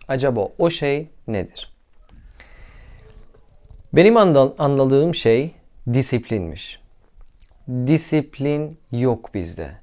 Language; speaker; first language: Turkish; non-native, learner; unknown